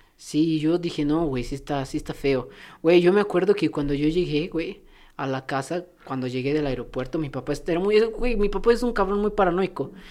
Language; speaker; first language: Spanish; native; Spanish